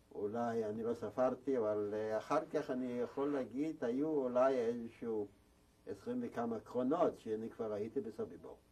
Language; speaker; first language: Hebrew; non-native, fluent; Yiddish